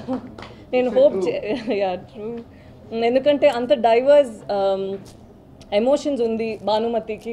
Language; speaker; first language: Telugu; non-native, learner; Tamil